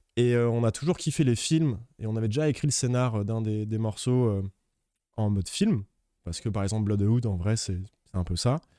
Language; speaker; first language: French; native; French